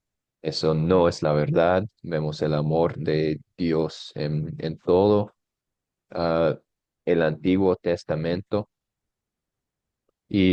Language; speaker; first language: Spanish; non-native, fluent; English